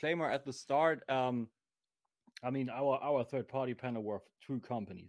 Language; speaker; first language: English; non-native, fluent; German